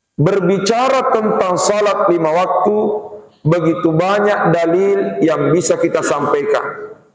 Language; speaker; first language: Malay; non-native, local second language; Buginese